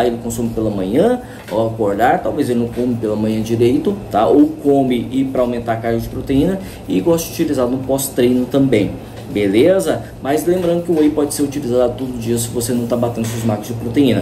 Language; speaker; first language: Portuguese; native; Portuguese